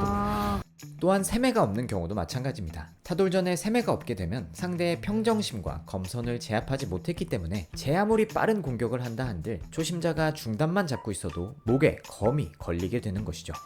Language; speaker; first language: Korean; native; Korean